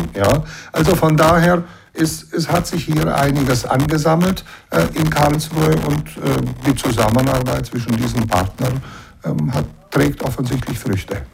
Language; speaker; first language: German; early bilingual, heritage; German